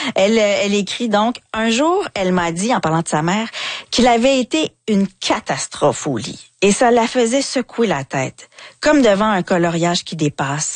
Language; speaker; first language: French; native; French